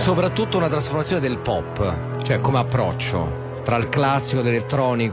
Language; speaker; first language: Italian; native; Italian